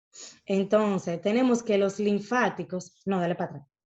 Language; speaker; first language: Spanish; native; Spanish